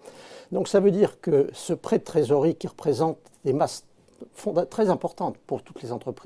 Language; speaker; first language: French; native; French